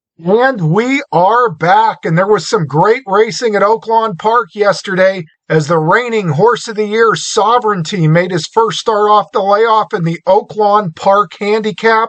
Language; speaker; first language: English; native; English